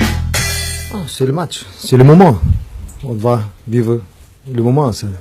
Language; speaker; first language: French; non-native, fluent; Portuguese